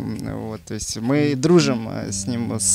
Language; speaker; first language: Russian; native; Russian